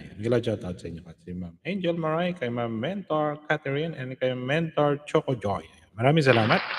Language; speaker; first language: Filipino; non-native, local second language; Hiligaynon